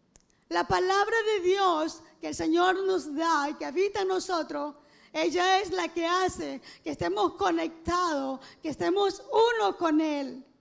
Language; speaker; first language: Spanish; native; Spanish